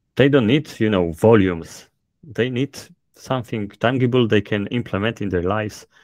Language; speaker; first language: English; non-native, fluent; Polish